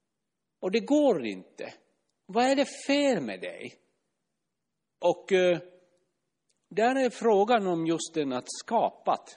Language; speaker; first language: Swedish; non-native, fluent; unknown